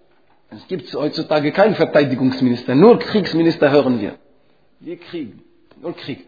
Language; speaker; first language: German; non-native, fluent; Arabic